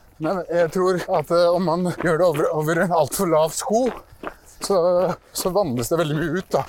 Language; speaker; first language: Norwegian; early bilingual, other home language; Persian